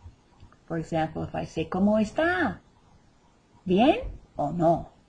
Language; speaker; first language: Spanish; non-native, fluent; English